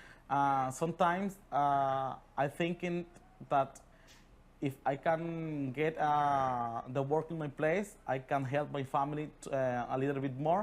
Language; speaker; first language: English; non-native, learner; Spanish